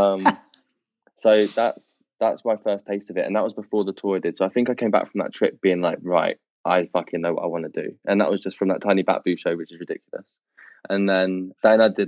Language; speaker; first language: English; native; English